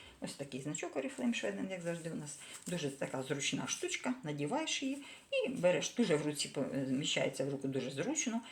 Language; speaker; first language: Ukrainian; non-native, local second language; Russian